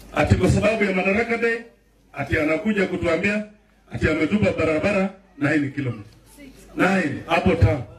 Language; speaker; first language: Swahili; native; Swahili